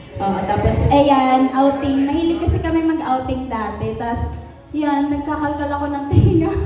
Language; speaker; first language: Filipino; native; Filipino